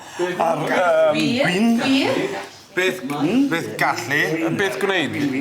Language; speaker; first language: Welsh; non-native, learner; English